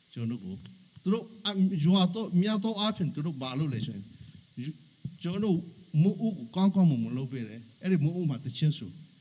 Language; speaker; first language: Burmese; non-native, local second language; Hakha Chin